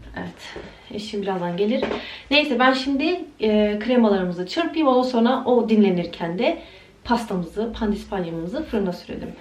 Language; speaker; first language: Turkish; early bilingual, heritage; Turkish